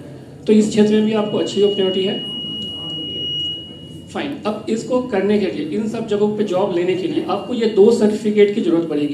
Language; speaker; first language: Hindi; native; Hindi